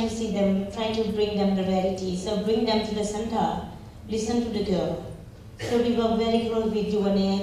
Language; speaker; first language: English; non-native, learner; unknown